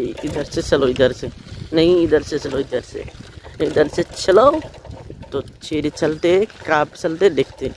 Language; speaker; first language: Hindi; non-native, local second language; Assamese